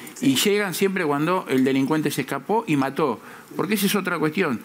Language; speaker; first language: Spanish; native; Spanish